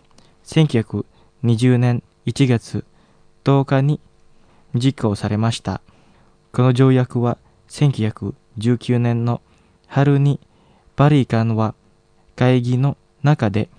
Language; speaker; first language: Japanese; non-native, fluent; Indonesian